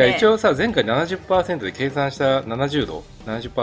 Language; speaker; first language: Japanese; native; Japanese